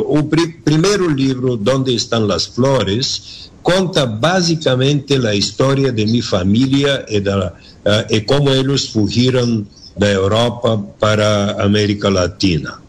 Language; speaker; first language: Spanish; non-native, learner; Bulgarian